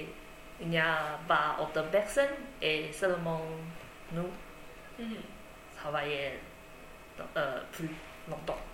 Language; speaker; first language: French; non-native, learner; Chinese